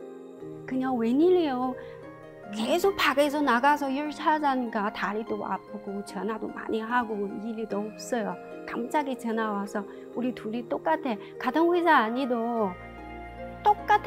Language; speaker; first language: Korean; non-native, learner; Chinese